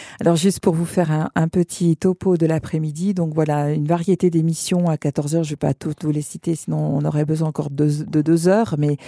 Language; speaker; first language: French; native; French